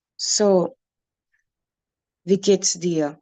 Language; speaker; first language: German; non-native, fluent; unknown